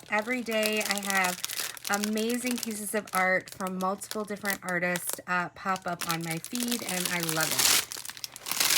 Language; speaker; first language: English; native; English